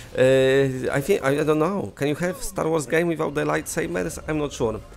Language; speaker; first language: English; non-native, fluent; Polish